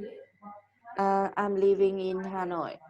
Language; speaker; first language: English; non-native, learner; Vietnamese